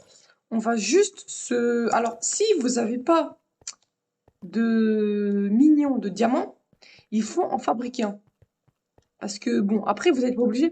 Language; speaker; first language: French; native; French